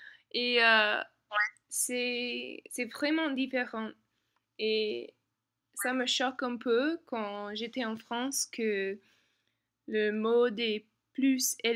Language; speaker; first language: French; non-native, learner; English